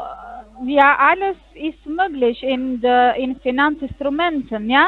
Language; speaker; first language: German; non-native, learner; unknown